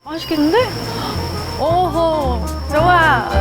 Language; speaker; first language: Korean; non-native, fluent; English